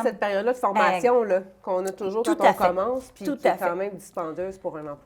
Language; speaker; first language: French; native; French